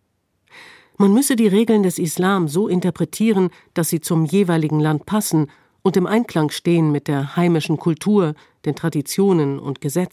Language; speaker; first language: German; native; German